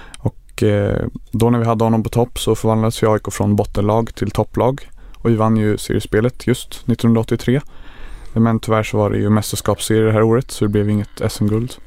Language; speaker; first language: Swedish; native; Swedish